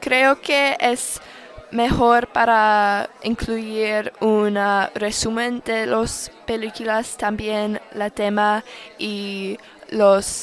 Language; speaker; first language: Spanish; non-native, learner; English